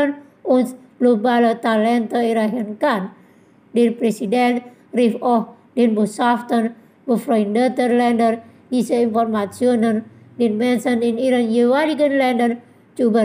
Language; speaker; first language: German; non-native, fluent; Indonesian